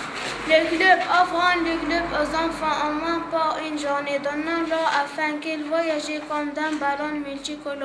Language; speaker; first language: French; non-native, learner; Arabic